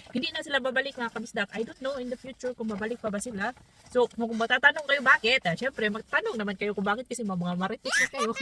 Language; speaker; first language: Filipino; non-native, local second language; Cebuano